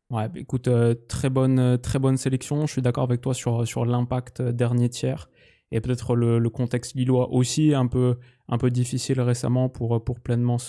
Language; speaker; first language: French; native; French